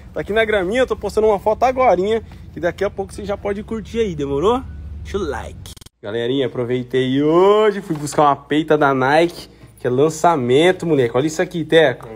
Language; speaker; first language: Portuguese; native; Portuguese